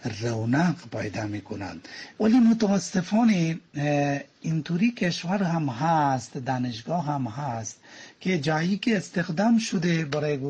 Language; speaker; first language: Persian; non-native, fluent; Bangla